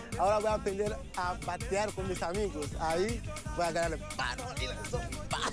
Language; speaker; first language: Spanish; non-native, fluent; Haitian Creole